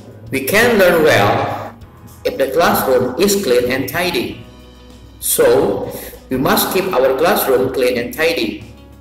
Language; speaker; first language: English; non-native, fluent; Indonesian